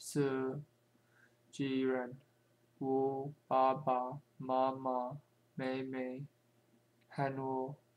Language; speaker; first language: Chinese; non-native, learner; English